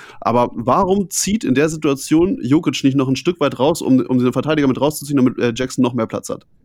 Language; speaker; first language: German; native; German